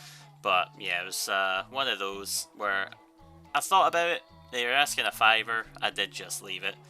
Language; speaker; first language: English; native; English